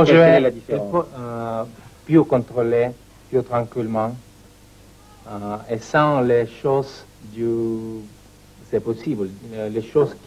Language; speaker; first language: French; non-native, learner; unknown